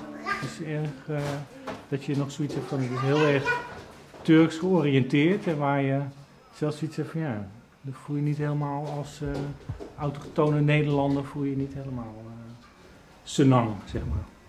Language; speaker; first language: Dutch; native; Dutch